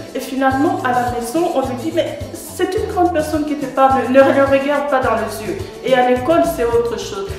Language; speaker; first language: French; non-native, local second language; Lingala